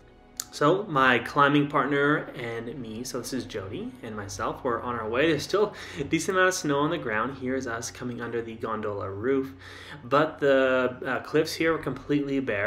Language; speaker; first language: English; native; English